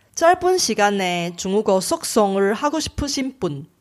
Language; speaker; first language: Korean; non-native, fluent; Chinese